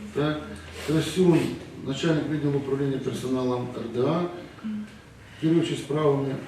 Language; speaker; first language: Ukrainian; non-native, local second language; Russian